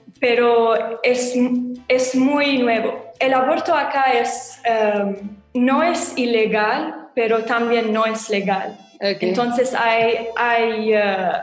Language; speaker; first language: Spanish; non-native, learner; Arabic